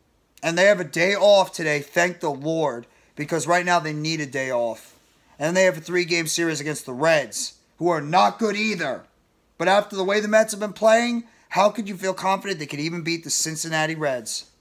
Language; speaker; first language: English; native; English